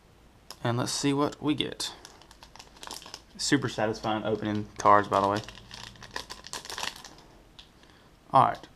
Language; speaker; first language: English; native; English